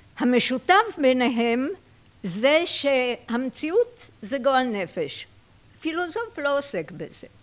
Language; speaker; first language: Hebrew; native; Hebrew